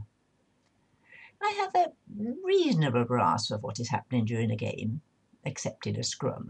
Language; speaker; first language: English; native; English